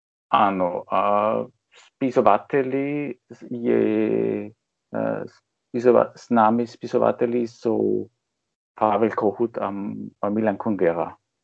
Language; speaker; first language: Czech; non-native, learner; German